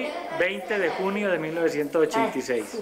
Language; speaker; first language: Spanish; native; Spanish